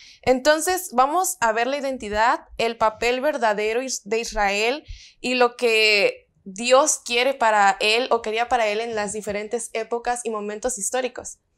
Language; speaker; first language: Spanish; native; Spanish